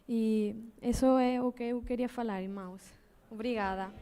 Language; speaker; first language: Portuguese; non-native, learner; Spanish